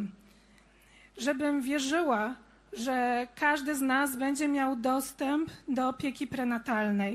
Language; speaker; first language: Polish; native; Polish